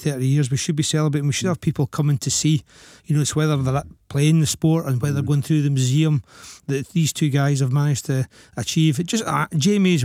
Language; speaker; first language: English; native; English